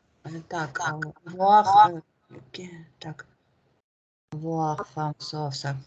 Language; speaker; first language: French; non-native, learner; Russian